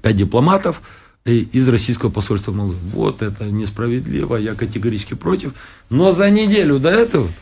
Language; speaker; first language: Russian; non-native, local second language; Romanian